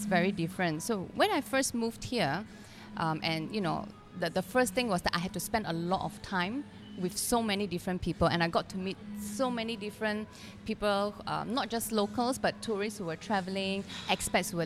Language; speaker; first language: English; non-native, local second language; Cantonese